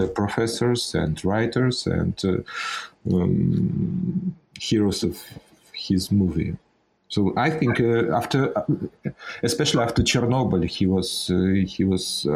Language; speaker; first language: English; non-native, fluent; Russian